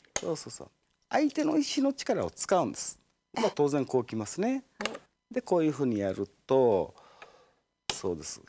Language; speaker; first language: Japanese; native; Japanese